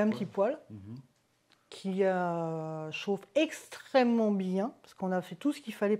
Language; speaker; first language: French; native; French